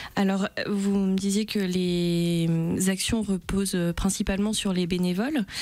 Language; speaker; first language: French; native; French